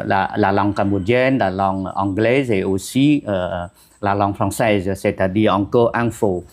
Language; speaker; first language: French; non-native, fluent; Khmer